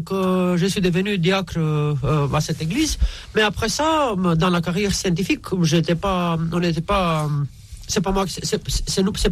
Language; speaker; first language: French; non-native, fluent; Romanian